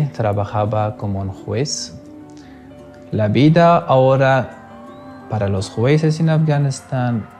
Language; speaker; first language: Spanish; non-native, learner; Persian